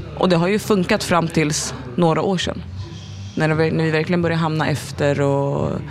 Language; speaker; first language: Swedish; early bilingual, other home language; Arabic